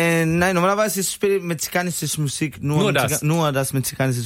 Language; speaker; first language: German; non-native, learner; Spanish